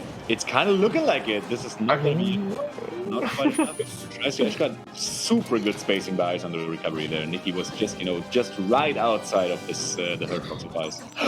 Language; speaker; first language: English; non-native, fluent; German